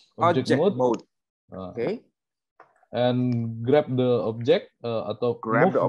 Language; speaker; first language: English; non-native, learner; Indonesian